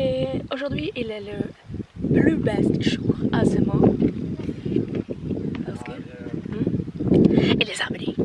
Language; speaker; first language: French; non-native, learner; Norwegian